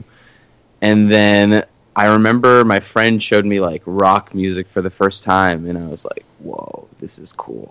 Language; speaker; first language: English; native; English